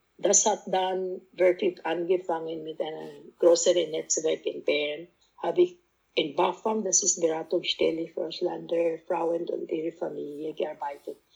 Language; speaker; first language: German; non-native, fluent; Cebuano